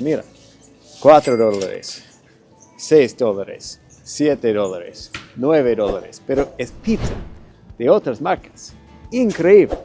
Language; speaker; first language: Spanish; non-native, fluent; English